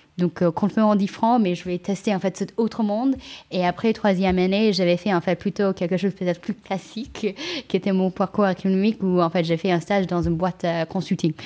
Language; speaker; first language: French; non-native, fluent; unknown